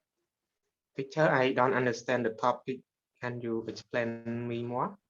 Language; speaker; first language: English; non-native, learner; Khmer